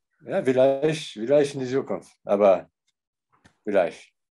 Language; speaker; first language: German; non-native, learner; English